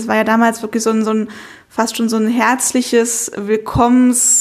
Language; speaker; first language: German; native; German